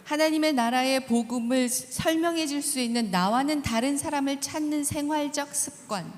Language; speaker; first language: Korean; native; Korean